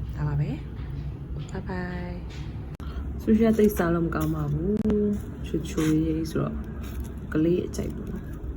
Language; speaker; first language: Burmese; non-native, local second language; Shan